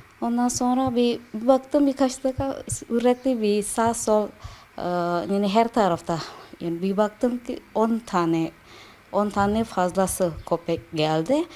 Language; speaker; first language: Turkish; non-native, fluent; Indonesian